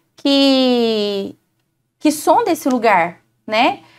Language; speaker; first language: Portuguese; native; Portuguese